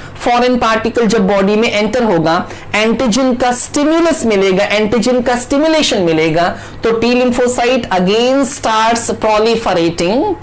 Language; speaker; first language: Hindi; native; Hindi